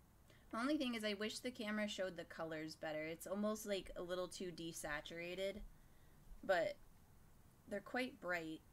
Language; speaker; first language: English; native; English